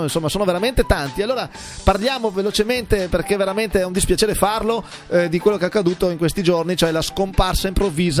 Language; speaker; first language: Italian; native; Italian